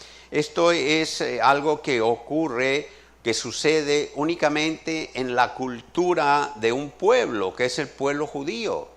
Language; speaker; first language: Spanish; native; Spanish